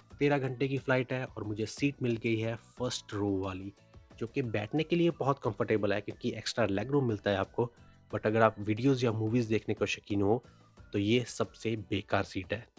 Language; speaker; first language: Hindi; native; Hindi